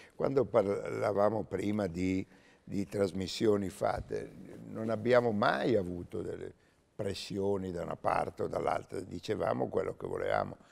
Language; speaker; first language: Italian; native; Italian